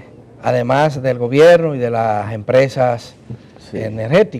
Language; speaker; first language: Spanish; native; Spanish